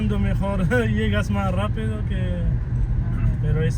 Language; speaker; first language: Spanish; non-native, fluent; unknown